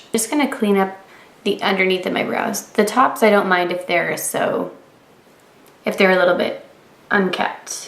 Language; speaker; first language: English; native; English